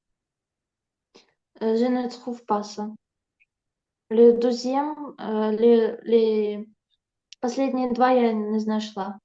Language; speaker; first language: French; non-native, learner; Ukrainian